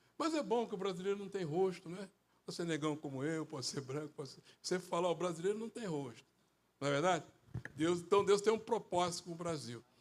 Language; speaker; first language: Portuguese; native; Portuguese